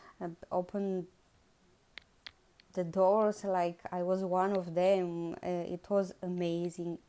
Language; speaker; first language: English; non-native, learner; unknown